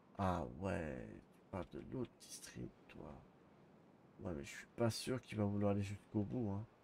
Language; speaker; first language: French; native; French